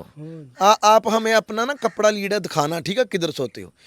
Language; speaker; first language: Hindi; non-native, local second language; Punjabi